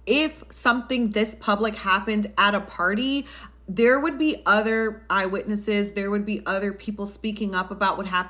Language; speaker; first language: English; native; English